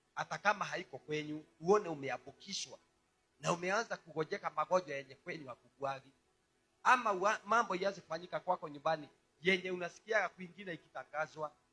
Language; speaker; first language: Swahili; non-native, local second language; Kikuyu